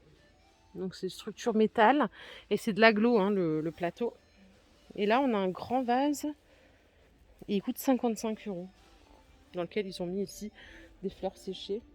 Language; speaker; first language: French; native; French